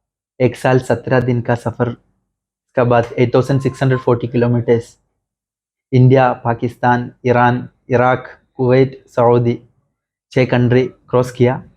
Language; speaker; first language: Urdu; non-native, local second language; Malayalam